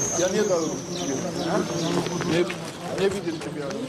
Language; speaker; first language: Russian; non-native, learner; French